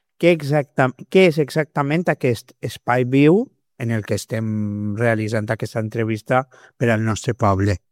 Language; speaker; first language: Catalan; native; Catalan